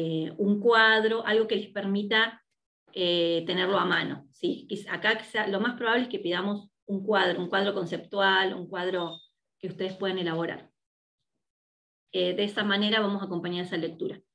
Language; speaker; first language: Spanish; native; Spanish